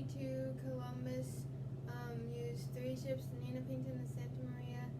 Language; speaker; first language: English; native; English